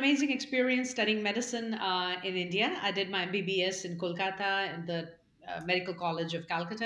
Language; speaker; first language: English; non-native, local second language; Hindi